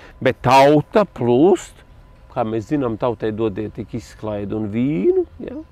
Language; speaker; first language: Latvian; native; Latvian